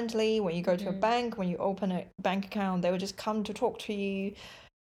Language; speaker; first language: English; non-native, fluent; Chinese